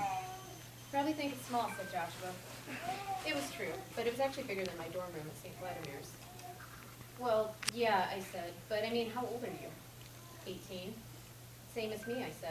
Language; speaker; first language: English; native; English